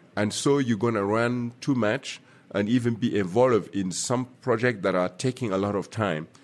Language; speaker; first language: English; non-native, fluent; Mossi